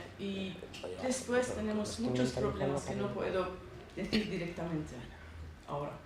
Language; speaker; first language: Spanish; non-native, learner; Persian